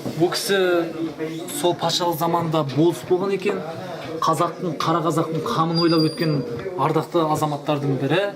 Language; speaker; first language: Kazakh; native; Kazakh